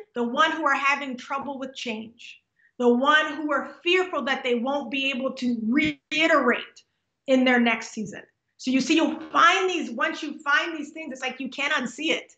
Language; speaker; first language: English; native; English